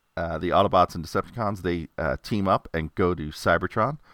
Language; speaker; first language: English; native; English